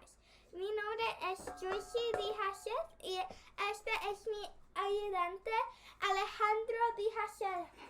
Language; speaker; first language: Spanish; early bilingual, heritage; Spanish